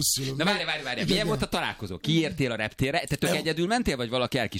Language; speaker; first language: Hungarian; native; Hungarian